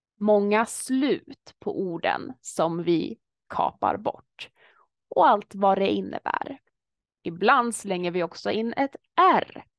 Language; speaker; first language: Swedish; native; Swedish